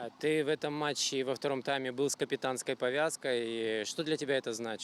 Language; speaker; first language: Russian; native; Russian